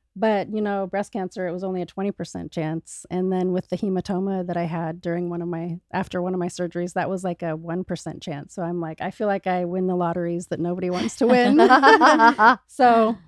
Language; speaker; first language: English; native; English